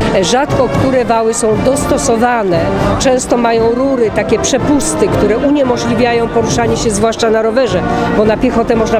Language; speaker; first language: Polish; native; Polish